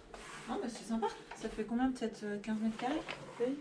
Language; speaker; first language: French; native; French